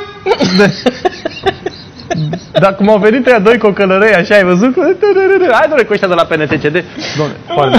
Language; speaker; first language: Romanian; native; Romanian